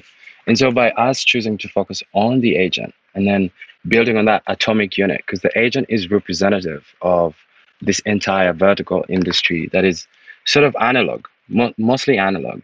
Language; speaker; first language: English; non-native, local second language; Ganda